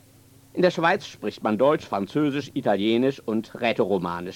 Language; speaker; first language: German; native; German